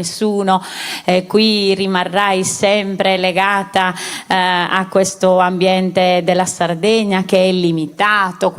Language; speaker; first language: Italian; native; Italian